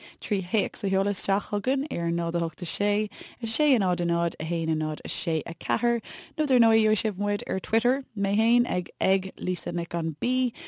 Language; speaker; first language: Irish; native; Irish